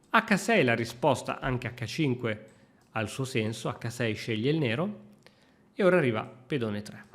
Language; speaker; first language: Italian; native; Italian